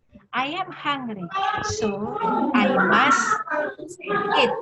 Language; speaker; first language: English; non-native, learner; Indonesian